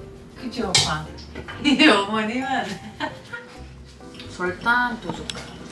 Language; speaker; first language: Korean; non-native, fluent; German